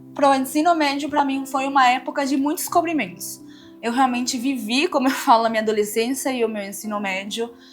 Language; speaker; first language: Portuguese; non-native, fluent; Spanish